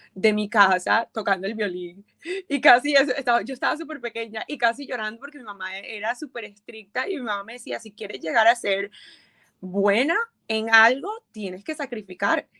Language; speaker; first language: Spanish; native; Spanish